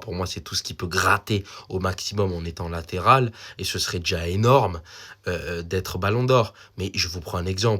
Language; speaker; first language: French; native; French